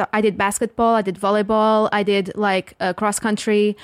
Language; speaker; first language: English; non-native, fluent; Portuguese